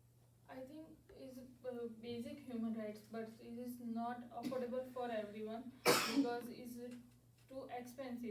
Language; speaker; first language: English; non-native, learner; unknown